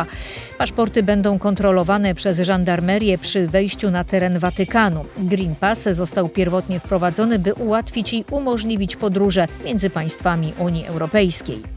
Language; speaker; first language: Polish; native; Polish